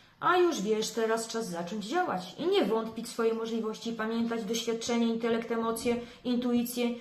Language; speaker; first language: Polish; native; Polish